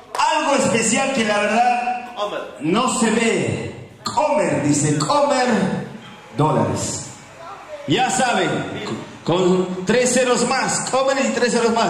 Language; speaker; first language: Spanish; native; Spanish